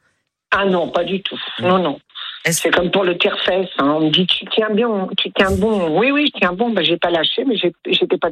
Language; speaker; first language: French; native; French